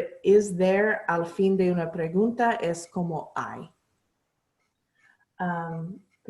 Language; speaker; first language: Spanish; non-native, learner; English